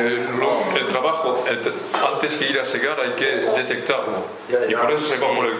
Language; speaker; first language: Spanish; non-native, fluent; French